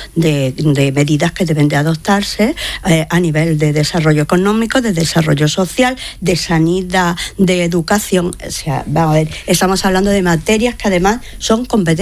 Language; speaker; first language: Spanish; native; Spanish